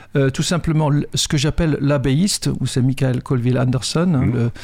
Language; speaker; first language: French; non-native, fluent; Dutch